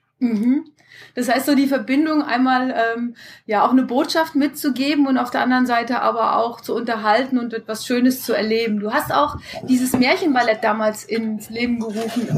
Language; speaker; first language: German; native; German